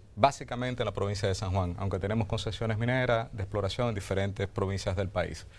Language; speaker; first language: Spanish; native; Spanish